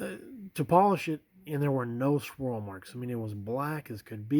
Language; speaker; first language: English; native; English